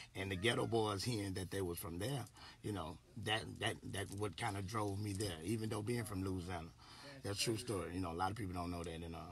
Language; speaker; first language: English; native; English